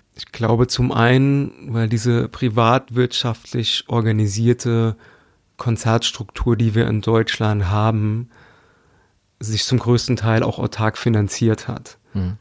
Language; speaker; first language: German; native; German